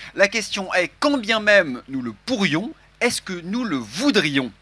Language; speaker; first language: French; native; French